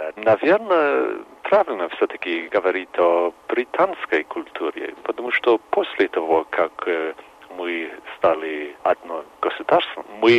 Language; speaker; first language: Russian; non-native, fluent; English